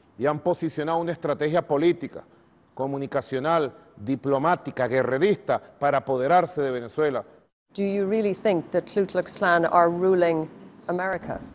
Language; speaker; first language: Spanish; native; Spanish